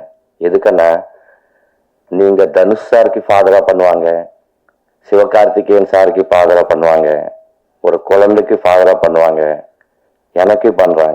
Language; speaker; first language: Tamil; non-native, learner; Telugu